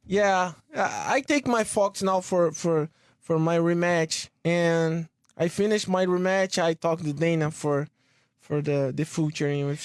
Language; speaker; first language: English; non-native, learner; Portuguese